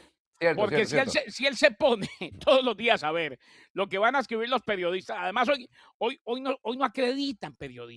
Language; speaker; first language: Spanish; native; Spanish